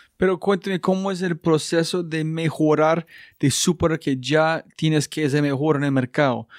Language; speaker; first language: Spanish; non-native, learner; English